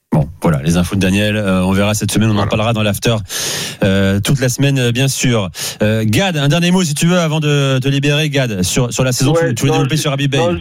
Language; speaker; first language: French; native; French